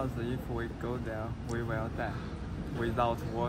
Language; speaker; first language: English; non-native, learner; Chinese